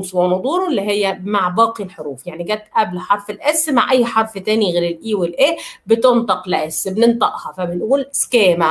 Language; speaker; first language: Arabic; native; Arabic